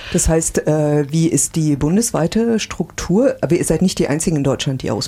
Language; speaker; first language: German; native; German